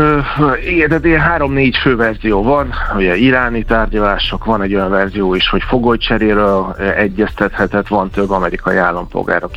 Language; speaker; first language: Hungarian; native; Hungarian